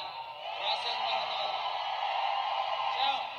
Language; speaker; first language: Spanish; non-native, fluent; English